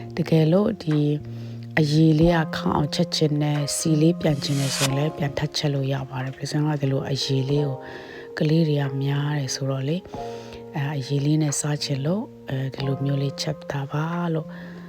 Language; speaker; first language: Burmese; non-native, local second language; Kachin